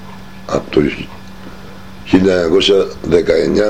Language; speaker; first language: Greek; non-native, local second language; Turkish